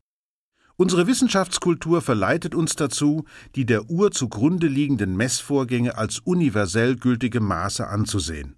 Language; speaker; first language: German; native; German